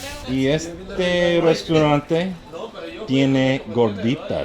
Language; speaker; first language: Spanish; non-native, learner; English